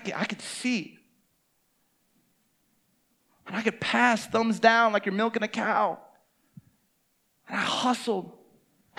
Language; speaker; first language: English; native; English